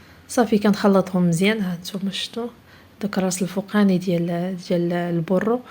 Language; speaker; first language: Arabic; native; Arabic